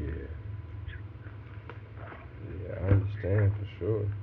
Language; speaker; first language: English; native; English